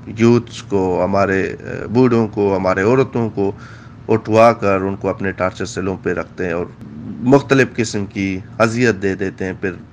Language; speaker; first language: Urdu; non-native, local second language; Baluchi